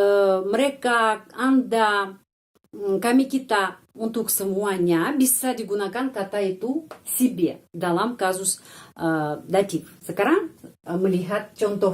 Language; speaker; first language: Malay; non-native, fluent; Russian